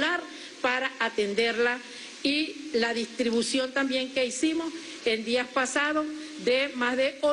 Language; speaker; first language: Spanish; native; Spanish